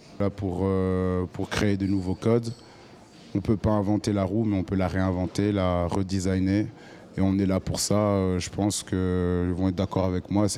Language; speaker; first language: French; native; French